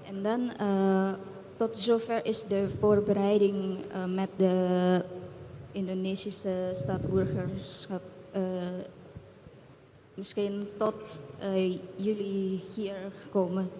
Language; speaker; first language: Dutch; non-native, learner; Indonesian